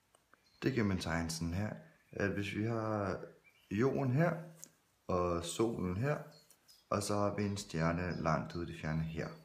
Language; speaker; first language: Danish; native; Danish